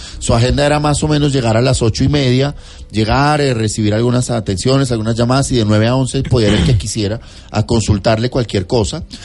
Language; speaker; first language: Spanish; native; Spanish